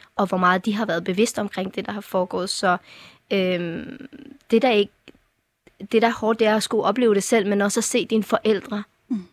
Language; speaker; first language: Danish; early bilingual, other home language; Persian